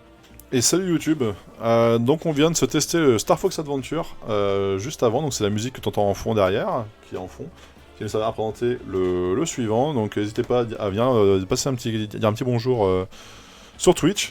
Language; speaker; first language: French; native; French